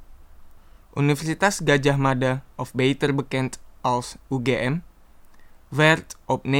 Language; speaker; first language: Dutch; non-native, fluent; Indonesian